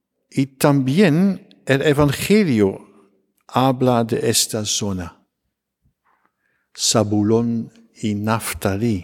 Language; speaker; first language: Spanish; non-native, fluent; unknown